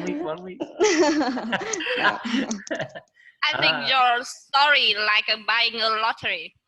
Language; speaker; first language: English; non-native, learner; Vietnamese